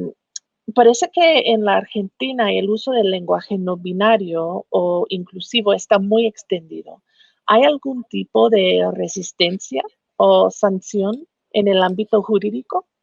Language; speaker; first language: Spanish; non-native, fluent; English